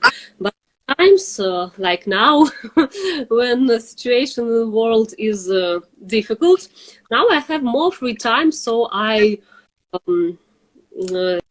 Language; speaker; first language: English; non-native, fluent; Russian